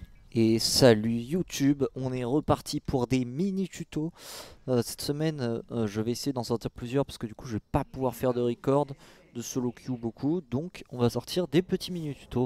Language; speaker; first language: French; native; French